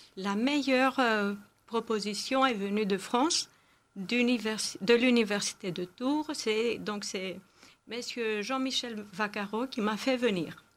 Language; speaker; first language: French; non-native, fluent; Greek